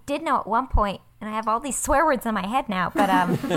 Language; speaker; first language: English; early bilingual, other home language; Persian